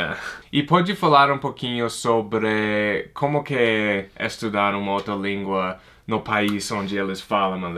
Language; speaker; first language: Portuguese; non-native, fluent; English